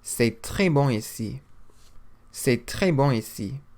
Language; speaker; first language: French; non-native, fluent; English